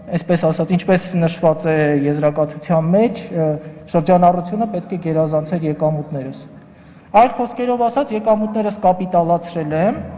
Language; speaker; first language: Armenian; native; Armenian